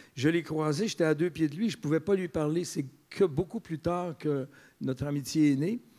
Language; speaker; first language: French; native; French